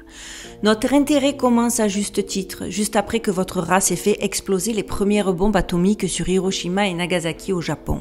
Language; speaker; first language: French; native; French